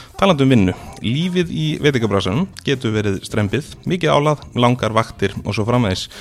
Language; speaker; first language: Icelandic; native; Icelandic